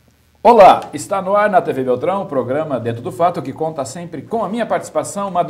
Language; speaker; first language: Portuguese; native; Portuguese